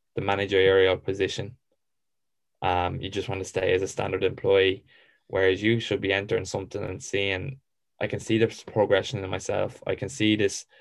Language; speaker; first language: English; native; English